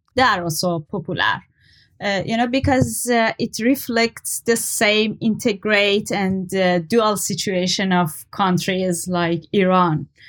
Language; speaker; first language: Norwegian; non-native, learner; Persian